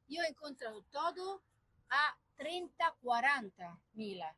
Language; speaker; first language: Spanish; non-native, learner; Italian